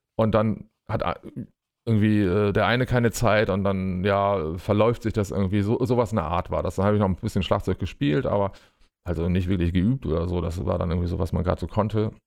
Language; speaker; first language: German; native; German